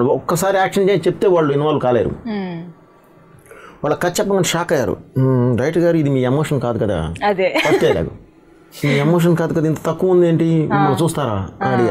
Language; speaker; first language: Telugu; native; Telugu